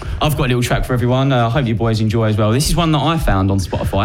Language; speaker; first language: English; native; English